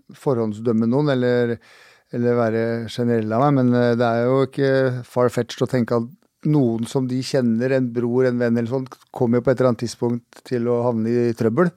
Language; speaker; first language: Norwegian; native; Norwegian